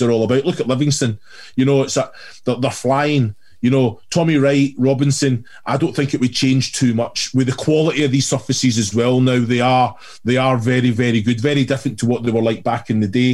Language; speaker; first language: English; native; English